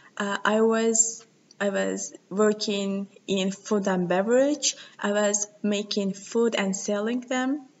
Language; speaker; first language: English; non-native, learner; Turkish